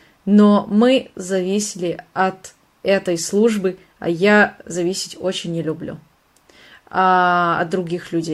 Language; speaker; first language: Russian; non-native, fluent; Hungarian